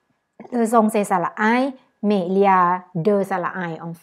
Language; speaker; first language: French; non-native, learner; Thai